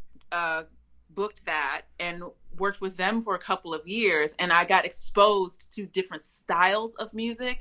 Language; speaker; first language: English; native; English